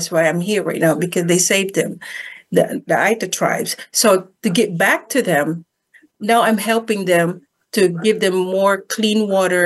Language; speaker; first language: English; non-native, local second language; Filipino